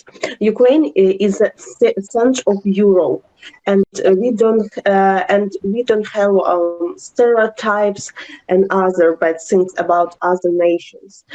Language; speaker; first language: English; non-native, learner; Ukrainian